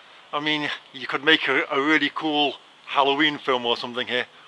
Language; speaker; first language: English; native; English